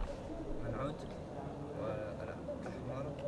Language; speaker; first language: Arabic; non-native, learner; French